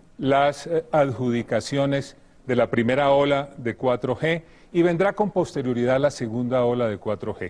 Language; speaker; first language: Spanish; native; Spanish